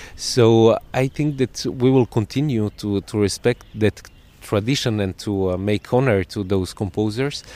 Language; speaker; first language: English; non-native, fluent; Serbian